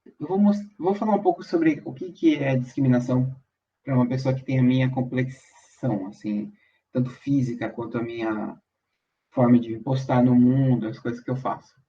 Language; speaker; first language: Portuguese; native; Portuguese